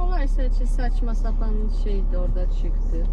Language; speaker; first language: Turkish; non-native, learner; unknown